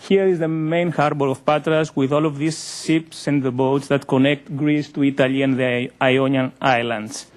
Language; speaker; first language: English; non-native, fluent; Greek